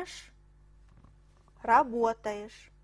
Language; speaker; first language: Russian; non-native, fluent; Chinese